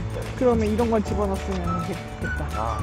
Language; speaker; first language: Korean; native; Korean